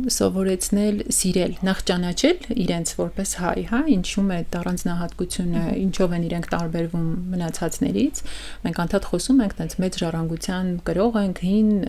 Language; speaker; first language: Armenian; early bilingual, heritage; Armenian